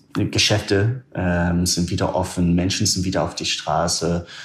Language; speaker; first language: German; non-native, fluent; English